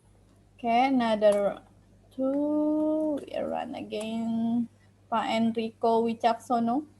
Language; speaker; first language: English; non-native, learner; Indonesian